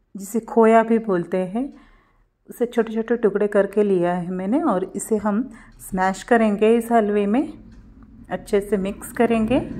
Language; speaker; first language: Hindi; non-native, local second language; Marathi